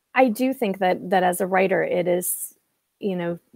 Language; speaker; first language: English; native; English